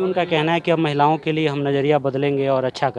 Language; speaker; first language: Hindi; native; Hindi